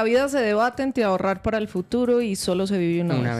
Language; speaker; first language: Spanish; native; Spanish